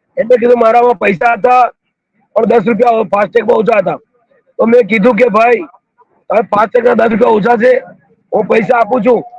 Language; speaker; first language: Gujarati; non-native, local second language; Bhili